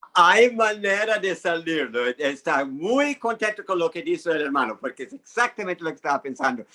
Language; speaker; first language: Spanish; non-native, fluent; English